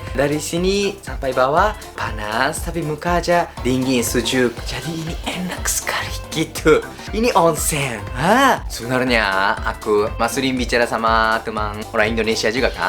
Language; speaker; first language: Indonesian; non-native, learner; Japanese